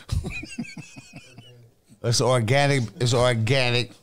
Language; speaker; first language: English; native; English